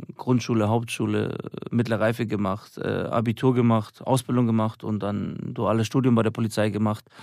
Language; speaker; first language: German; early bilingual, other home language; Albanian